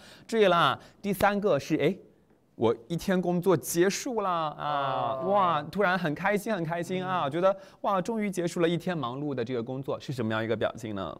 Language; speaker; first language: Chinese; native; Chinese